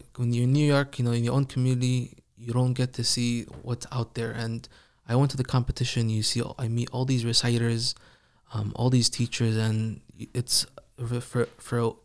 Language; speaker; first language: English; early bilingual, other home language; Persian